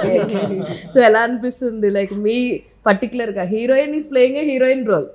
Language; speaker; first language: Telugu; native; Telugu